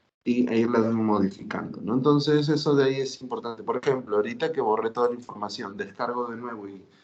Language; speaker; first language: Spanish; native; Spanish